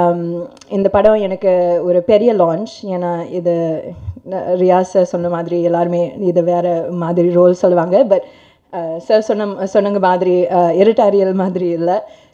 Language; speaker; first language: Tamil; non-native, learner; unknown